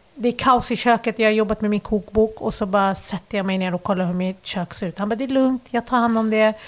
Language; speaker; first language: Swedish; early bilingual, other home language; Arabic